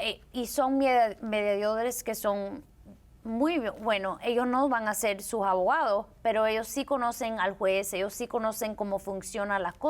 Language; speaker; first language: Spanish; early bilingual, heritage; Spanish